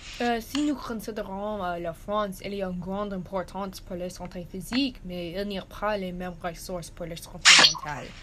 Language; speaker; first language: French; non-native, learner; English